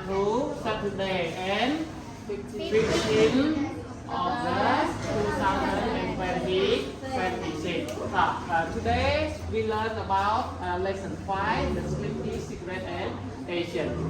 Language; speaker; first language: English; non-native, learner; Khmer